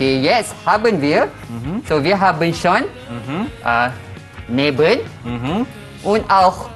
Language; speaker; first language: German; non-native, fluent; Malay